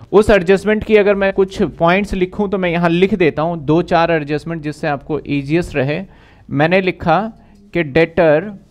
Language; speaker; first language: Hindi; native; Hindi